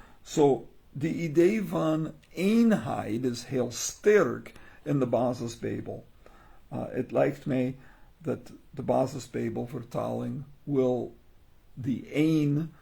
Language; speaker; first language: Dutch; non-native, learner; English